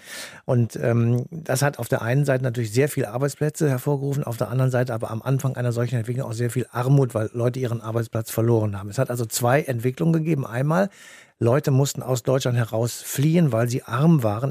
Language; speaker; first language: German; native; German